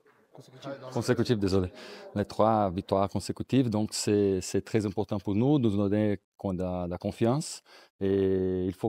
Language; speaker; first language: French; non-native, learner; Portuguese